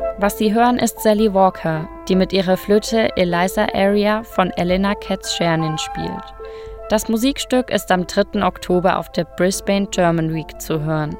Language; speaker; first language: German; native; German